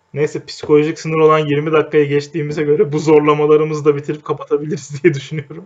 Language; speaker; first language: Turkish; native; Turkish